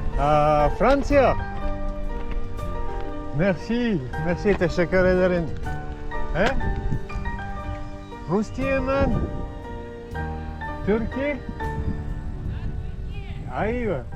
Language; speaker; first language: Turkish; non-native, learner; French